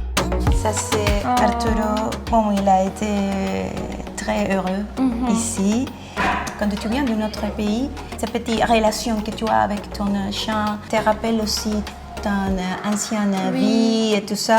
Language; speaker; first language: French; non-native, learner; Spanish